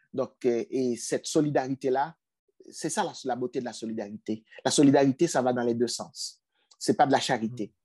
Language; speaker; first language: French; non-native, local second language; Haitian Creole